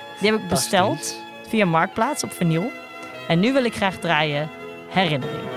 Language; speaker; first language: Dutch; native; Dutch